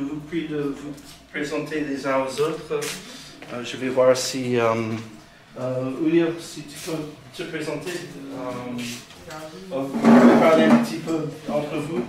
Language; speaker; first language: French; native; French